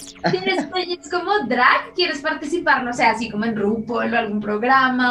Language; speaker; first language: Spanish; native; Spanish